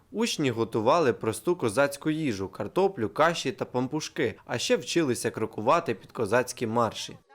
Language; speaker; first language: Ukrainian; native; Ukrainian